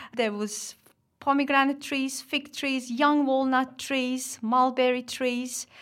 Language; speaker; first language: English; non-native, fluent; Turkish